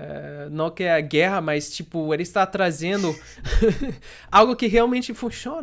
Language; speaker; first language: Portuguese; non-native, fluent; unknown